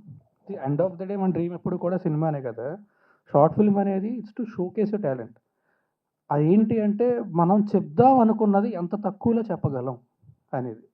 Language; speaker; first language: Telugu; native; Telugu